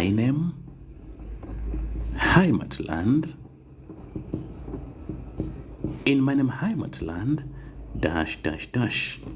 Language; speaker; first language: German; non-native, fluent; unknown